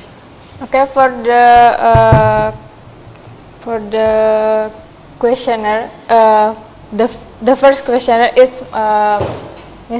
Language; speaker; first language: English; non-native, learner; Indonesian